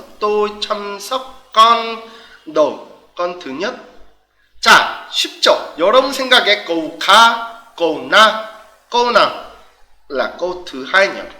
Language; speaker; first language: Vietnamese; non-native, fluent; Korean